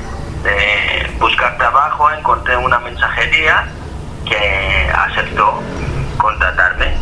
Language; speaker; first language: Spanish; non-native, fluent; Hebrew